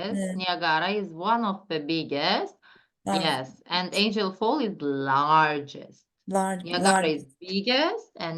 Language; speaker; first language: English; non-native, fluent; Turkish